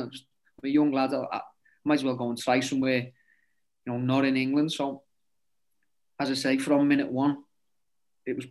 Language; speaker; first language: English; native; English